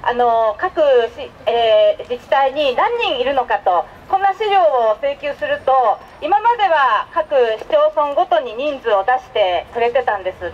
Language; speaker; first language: Japanese; native; Japanese